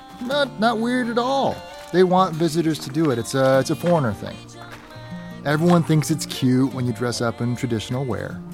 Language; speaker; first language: English; native; English